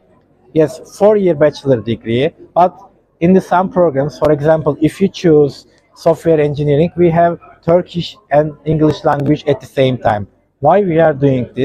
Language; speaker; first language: English; non-native, fluent; Turkish